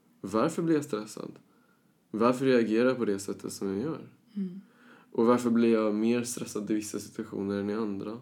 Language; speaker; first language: Swedish; early bilingual, other home language; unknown